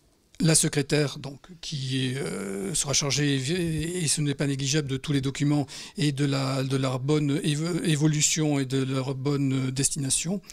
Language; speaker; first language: French; native; French